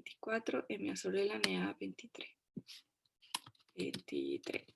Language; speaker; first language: Italian; non-native, fluent; Spanish